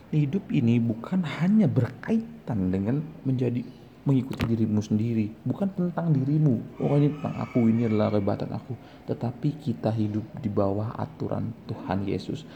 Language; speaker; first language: Indonesian; native; Indonesian